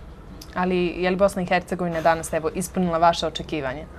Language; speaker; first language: Serbian; native; Serbian